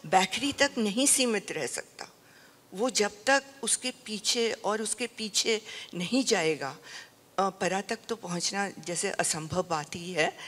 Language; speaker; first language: Hindi; native; Hindi